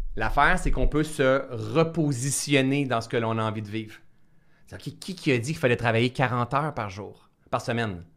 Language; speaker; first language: French; native; French